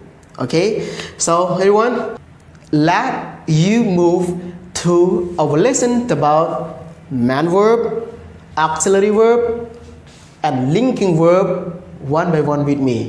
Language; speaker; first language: English; non-native, learner; Khmer